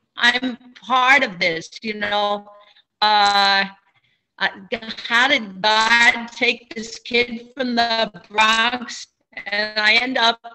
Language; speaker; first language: English; native; English